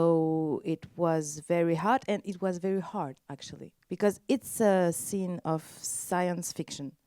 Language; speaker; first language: English; non-native, learner; French